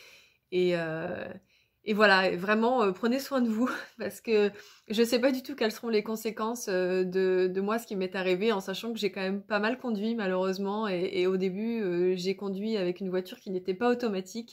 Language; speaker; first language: French; native; French